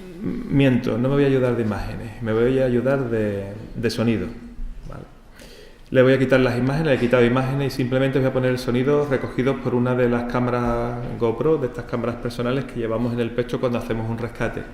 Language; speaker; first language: Spanish; native; Spanish